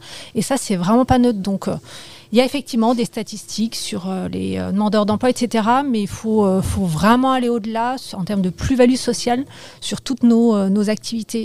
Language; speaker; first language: French; native; French